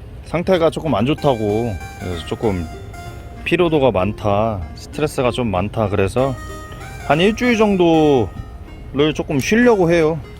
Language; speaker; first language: Korean; native; Korean